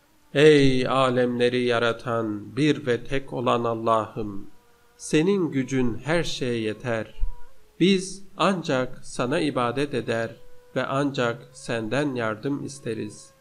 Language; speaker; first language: Turkish; native; Turkish